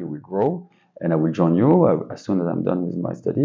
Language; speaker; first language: English; non-native, fluent; French